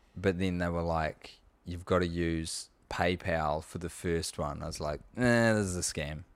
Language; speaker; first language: English; native; English